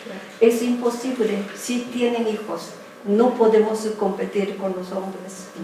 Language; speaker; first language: Spanish; non-native, fluent; Japanese